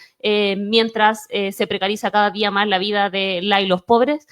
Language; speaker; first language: Spanish; native; Spanish